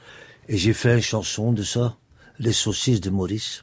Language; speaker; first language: French; non-native, local second language; Dutch